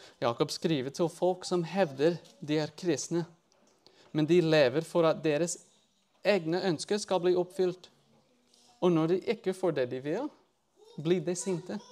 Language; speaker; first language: Norwegian; non-native, fluent; English